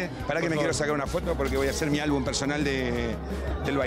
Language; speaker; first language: Spanish; native; Spanish